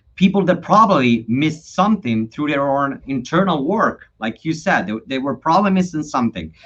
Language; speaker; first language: English; non-native, fluent; Italian